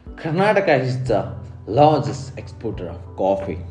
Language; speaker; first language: English; non-native, local second language; Kannada